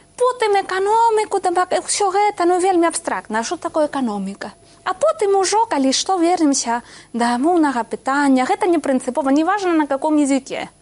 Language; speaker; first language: Belarusian; non-native, fluent; Spanish